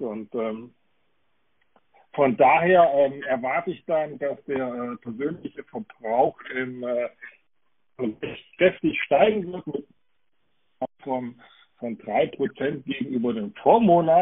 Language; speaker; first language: German; native; German